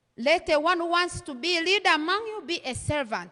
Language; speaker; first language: English; non-native, local second language; Swahili